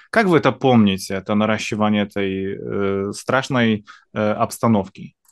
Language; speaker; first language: Russian; non-native, fluent; Polish